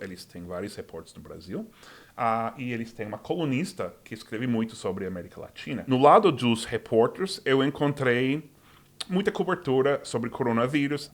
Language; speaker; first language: Portuguese; non-native, fluent; English